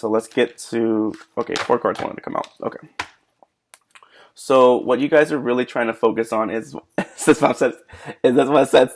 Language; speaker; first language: English; native; English